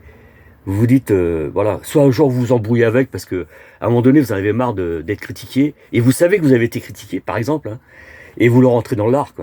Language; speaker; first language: French; native; French